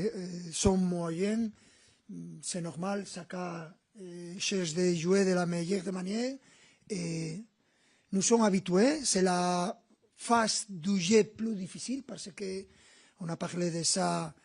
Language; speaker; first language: French; non-native, fluent; Spanish